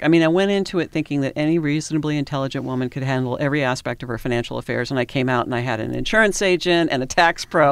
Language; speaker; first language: English; native; English